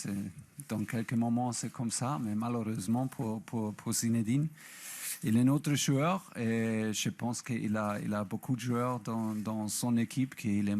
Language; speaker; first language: French; non-native, fluent; German